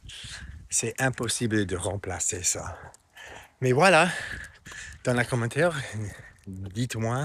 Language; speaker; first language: French; non-native, fluent; English